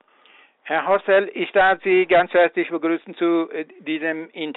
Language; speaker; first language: German; non-native, fluent; Persian